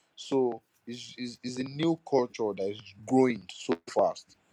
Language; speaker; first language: English; non-native, local second language; Yoruba